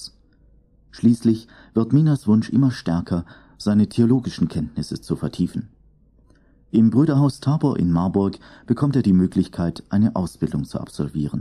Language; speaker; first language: German; native; German